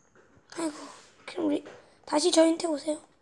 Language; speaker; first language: Korean; native; Korean